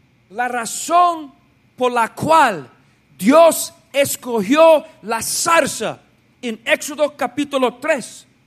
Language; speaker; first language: Spanish; non-native, fluent; English